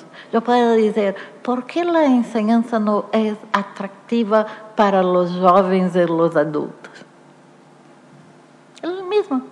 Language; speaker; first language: Spanish; non-native, fluent; Portuguese